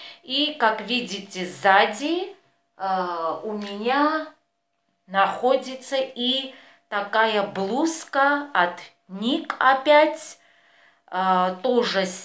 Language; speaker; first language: Russian; non-native, fluent; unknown